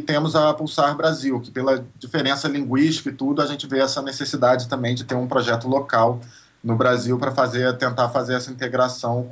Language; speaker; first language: Portuguese; native; Portuguese